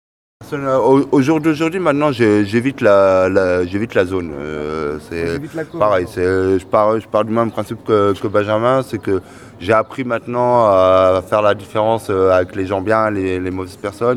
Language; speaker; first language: French; native; French